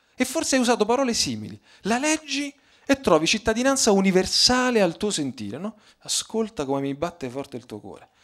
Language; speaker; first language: Italian; native; Italian